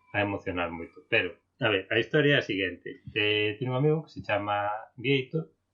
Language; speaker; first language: Galician; non-native, local second language; Spanish